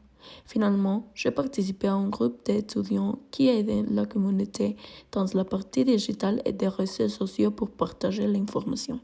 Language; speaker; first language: French; non-native, learner; Spanish